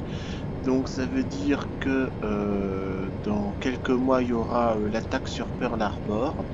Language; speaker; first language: French; native; French